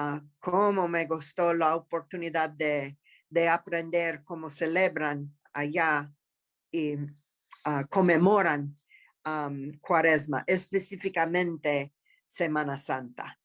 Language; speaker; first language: Spanish; non-native, fluent; English